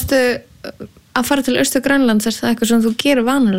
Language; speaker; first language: Icelandic; native; Icelandic